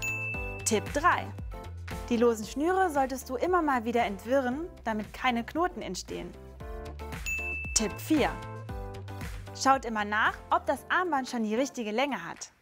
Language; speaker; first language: German; native; German